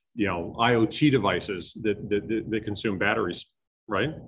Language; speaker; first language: English; native; English